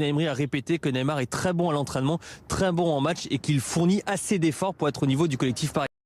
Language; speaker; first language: French; native; French